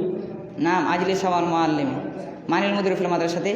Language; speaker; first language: Arabic; non-native, learner; Bangla